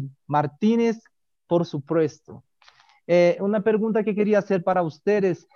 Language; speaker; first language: Spanish; non-native, learner; Portuguese